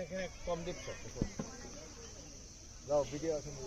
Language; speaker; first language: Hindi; non-native, local second language; Bangla